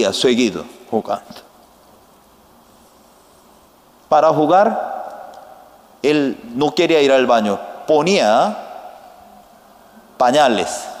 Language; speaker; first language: Spanish; non-native, learner; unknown